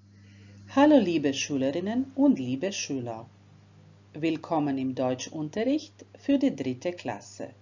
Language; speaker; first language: German; non-native, fluent; Croatian